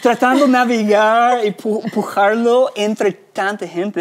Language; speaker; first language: Spanish; non-native, fluent; English